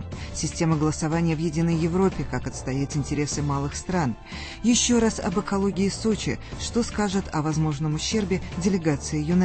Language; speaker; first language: Russian; native; Russian